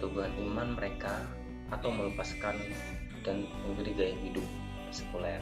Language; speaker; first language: Indonesian; native; Indonesian